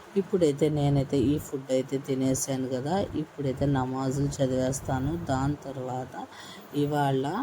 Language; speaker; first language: Telugu; non-native, local second language; Urdu